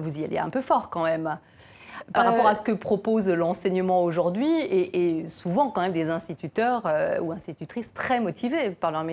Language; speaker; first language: French; native; French